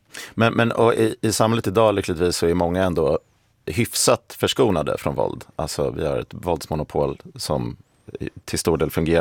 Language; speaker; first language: Swedish; native; Swedish